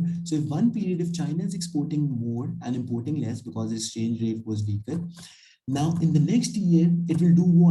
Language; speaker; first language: English; non-native, local second language; Urdu